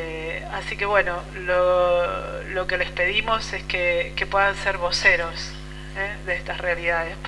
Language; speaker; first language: Spanish; native; Spanish